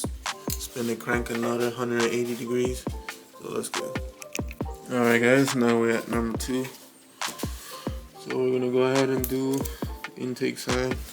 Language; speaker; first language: English; native; English